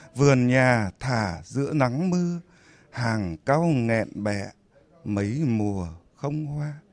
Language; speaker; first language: Vietnamese; native; Vietnamese